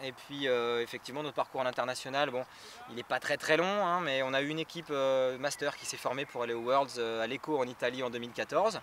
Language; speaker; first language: French; native; French